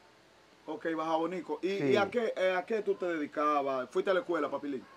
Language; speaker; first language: Spanish; native; Spanish